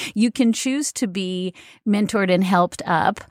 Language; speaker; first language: English; native; English